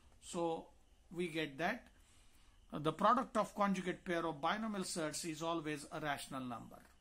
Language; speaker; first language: English; non-native, local second language; Marathi